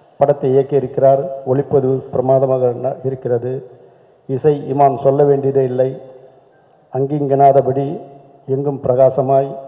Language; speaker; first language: Tamil; native; Tamil